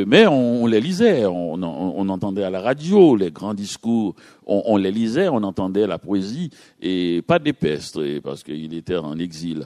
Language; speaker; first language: French; native; French